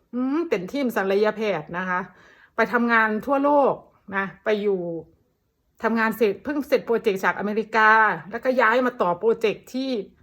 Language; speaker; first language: Thai; native; Thai